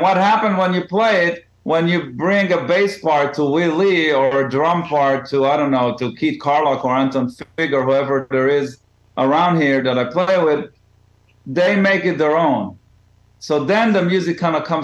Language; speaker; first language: English; non-native, fluent; Hebrew